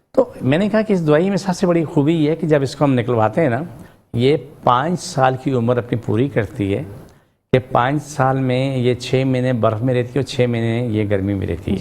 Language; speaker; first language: Urdu; non-native, local second language; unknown